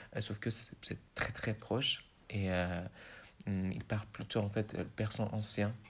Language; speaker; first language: French; non-native, fluent; Persian